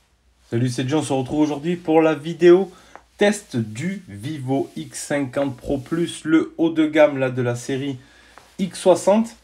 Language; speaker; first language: French; native; French